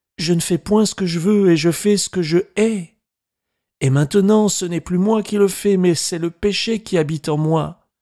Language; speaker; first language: French; native; French